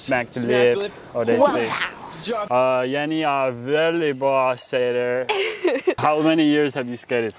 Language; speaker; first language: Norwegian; non-native, learner; English